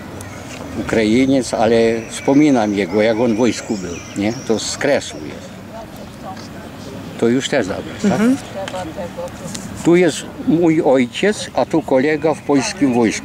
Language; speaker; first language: Polish; early bilingual, heritage; Polish